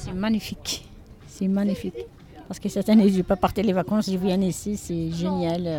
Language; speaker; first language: French; non-native, learner; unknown